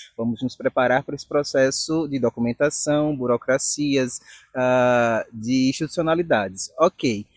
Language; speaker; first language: Portuguese; native; Portuguese